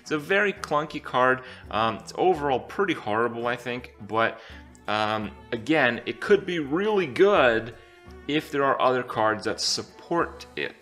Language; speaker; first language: English; non-native, fluent; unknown